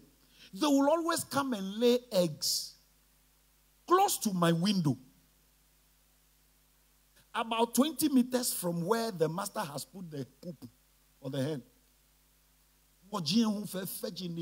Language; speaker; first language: English; non-native, local second language; Ga